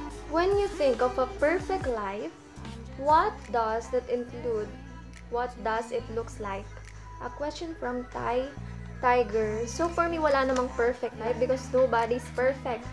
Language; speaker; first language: English; non-native, local second language; Filipino